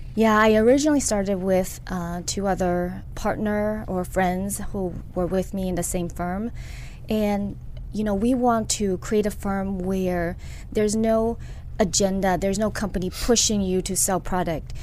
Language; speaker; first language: English; early bilingual, other home language; Chinese